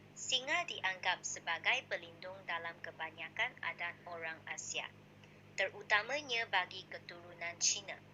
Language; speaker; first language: Malay; non-native, local second language; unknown